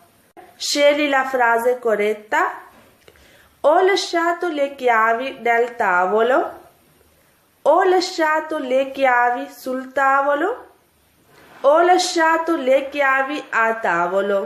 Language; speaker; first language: Italian; non-native, fluent; Urdu